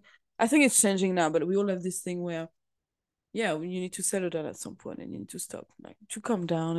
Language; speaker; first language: English; non-native, fluent; French